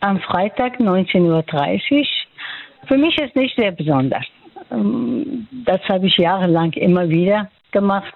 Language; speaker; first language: German; non-native, fluent; Persian